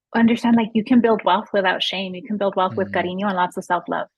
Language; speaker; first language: English; native; English